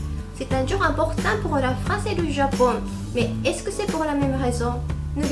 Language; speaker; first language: French; non-native, fluent; Japanese